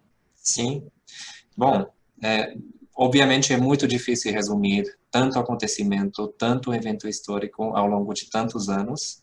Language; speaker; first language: Portuguese; non-native, fluent; Hungarian